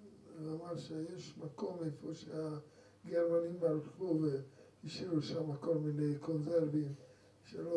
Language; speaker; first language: Hebrew; non-native, fluent; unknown